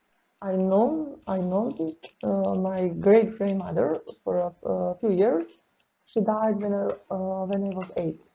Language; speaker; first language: English; non-native, learner; Serbian